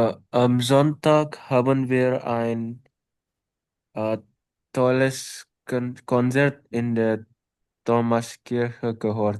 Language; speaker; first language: German; non-native, learner; Indonesian